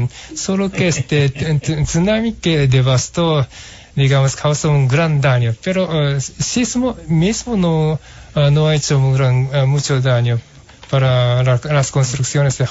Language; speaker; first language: Spanish; non-native, fluent; Japanese